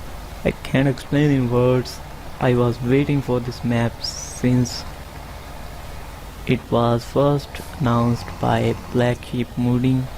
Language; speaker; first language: English; non-native, fluent; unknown